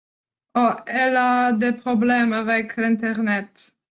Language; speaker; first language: French; non-native, learner; Polish